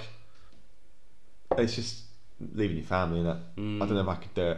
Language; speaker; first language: English; native; English